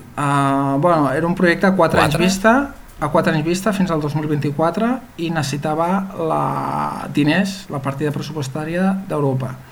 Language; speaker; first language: Catalan; native; Catalan